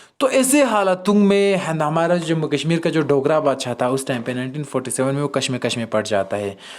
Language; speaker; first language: Hindi; non-native, local second language; Kashmiri